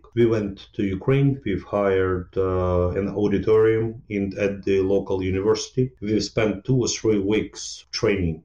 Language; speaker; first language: English; non-native, fluent; Ukrainian